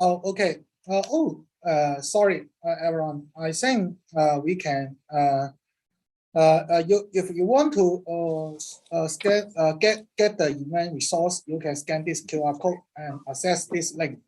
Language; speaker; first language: English; non-native, learner; Cantonese